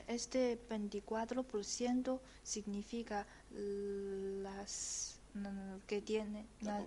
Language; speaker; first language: Spanish; non-native, fluent; Chinese